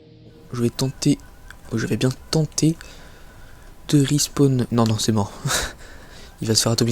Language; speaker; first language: French; native; French